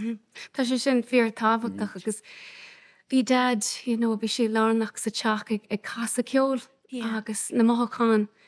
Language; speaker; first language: Irish; non-native, local second language; English